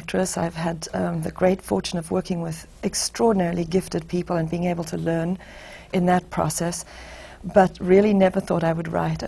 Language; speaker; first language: English; native; English